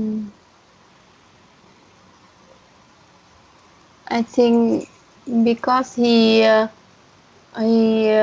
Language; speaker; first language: English; non-native, learner; Vietnamese